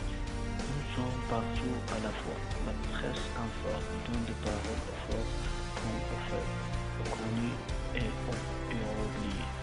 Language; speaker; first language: French; non-native, learner; Arabic